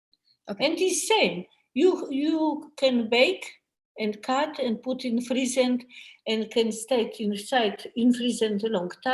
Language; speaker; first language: English; non-native, learner; Polish